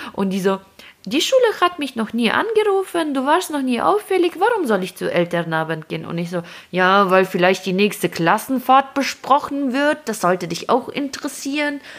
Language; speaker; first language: German; early bilingual, other home language; Russian